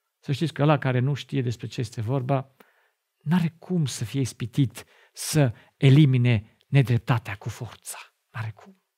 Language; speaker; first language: Romanian; non-native, fluent; German